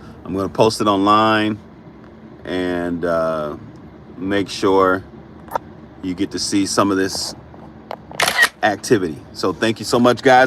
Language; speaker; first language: English; native; English